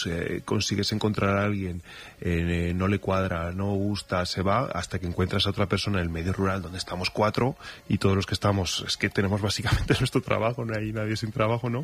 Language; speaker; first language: Spanish; native; Spanish